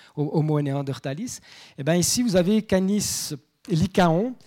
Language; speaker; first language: French; native; French